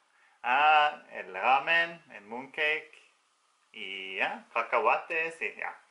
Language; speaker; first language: Spanish; non-native, learner; Norwegian